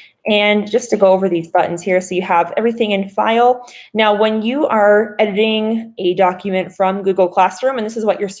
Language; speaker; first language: English; native; English